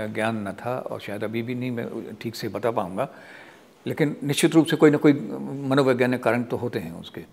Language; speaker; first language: Hindi; native; Hindi